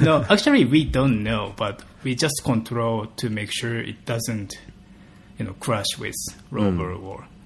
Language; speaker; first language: English; non-native, fluent; Japanese